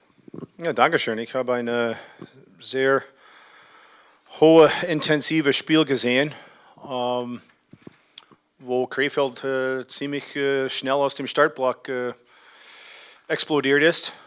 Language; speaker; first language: German; non-native, fluent; English